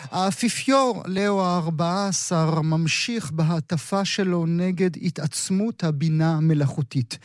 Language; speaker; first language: Hebrew; native; Hebrew